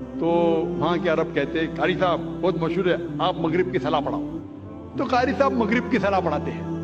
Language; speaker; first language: Urdu; non-native, local second language; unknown